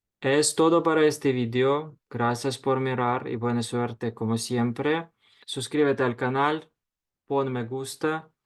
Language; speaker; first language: Spanish; non-native, fluent; Ukrainian